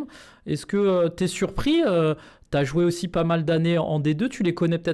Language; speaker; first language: French; native; French